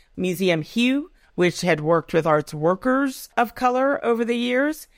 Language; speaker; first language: English; non-native, local second language; Yoruba